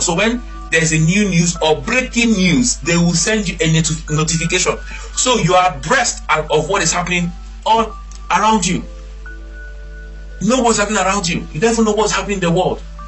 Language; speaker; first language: English; non-native, local second language; Igbo